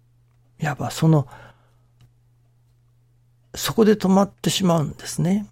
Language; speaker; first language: Japanese; native; Japanese